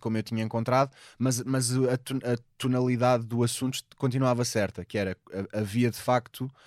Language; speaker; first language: Portuguese; native; Portuguese